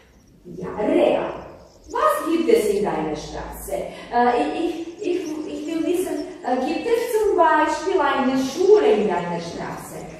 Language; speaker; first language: German; non-native, fluent; Croatian